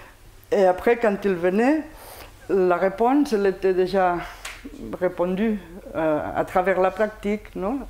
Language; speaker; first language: French; non-native, fluent; Spanish